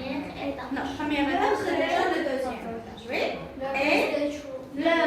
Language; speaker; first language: French; non-native, fluent; Armenian